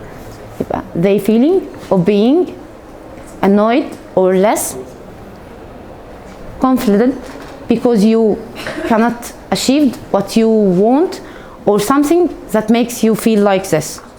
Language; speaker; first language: English; non-native, fluent; Arabic